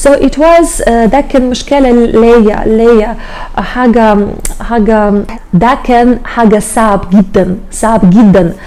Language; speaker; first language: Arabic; non-native, learner; Russian